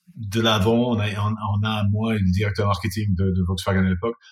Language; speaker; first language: French; non-native, fluent; English